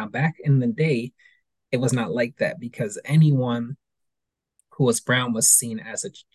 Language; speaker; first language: English; native; English